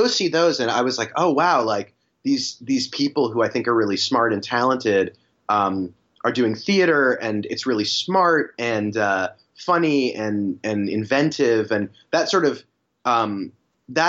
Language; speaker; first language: English; native; English